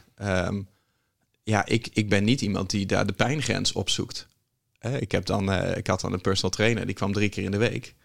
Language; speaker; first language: Dutch; native; Dutch